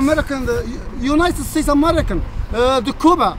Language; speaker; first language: English; non-native, learner; Arabic